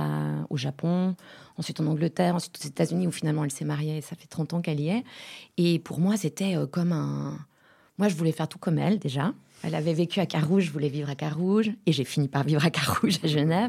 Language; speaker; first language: French; native; French